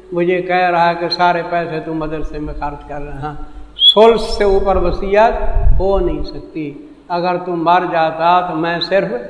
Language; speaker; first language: Urdu; non-native, local second language; Saraiki